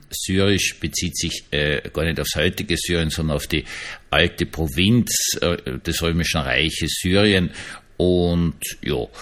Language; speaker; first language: German; native; German